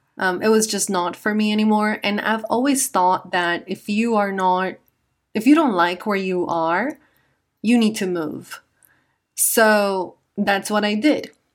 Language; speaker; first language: English; non-native, fluent; Spanish